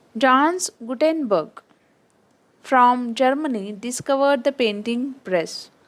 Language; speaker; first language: English; non-native, local second language; Marathi